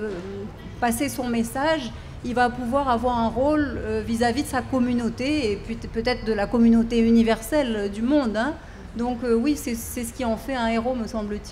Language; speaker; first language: French; native; French